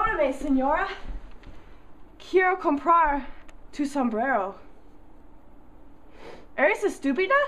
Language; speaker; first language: Spanish; non-native, learner; English